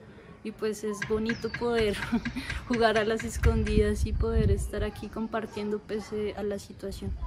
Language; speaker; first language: Spanish; native; Spanish